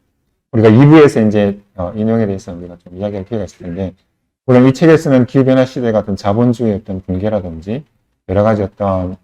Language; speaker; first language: Korean; native; Korean